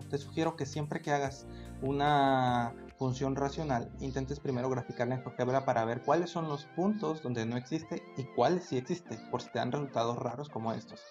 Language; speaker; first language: Spanish; native; Spanish